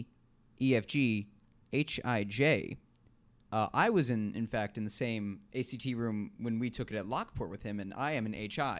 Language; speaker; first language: English; native; English